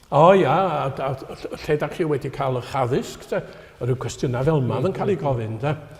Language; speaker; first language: Welsh; native; Welsh